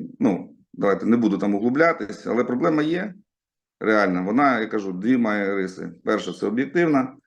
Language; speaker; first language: Ukrainian; non-native, local second language; Russian